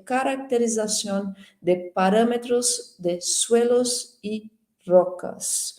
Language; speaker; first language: Spanish; non-native, fluent; Portuguese